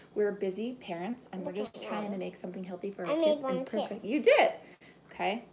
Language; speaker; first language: English; native; English